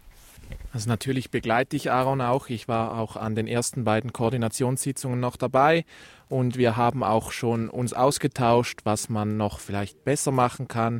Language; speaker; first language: German; native; German